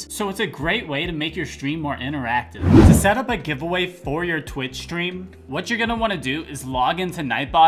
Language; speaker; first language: English; native; English